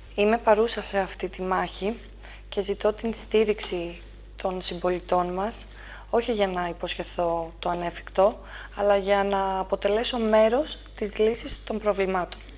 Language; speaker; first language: Greek; native; Greek